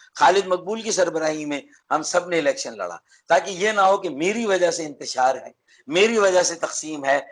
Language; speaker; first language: Urdu; native; Urdu